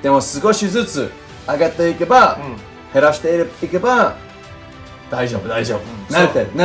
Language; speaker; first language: Japanese; non-native, fluent; English